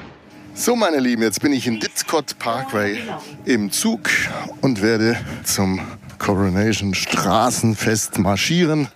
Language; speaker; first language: German; native; German